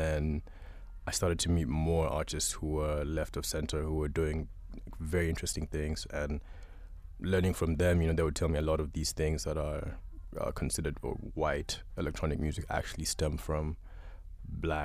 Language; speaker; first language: English; non-native, local second language; Ganda